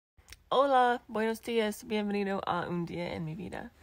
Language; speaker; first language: Spanish; non-native, learner; English